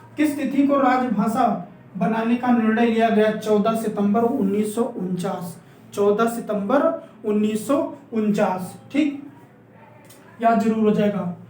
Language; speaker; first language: Hindi; native; Hindi